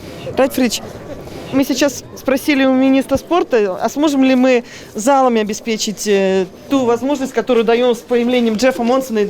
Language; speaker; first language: Russian; native; Russian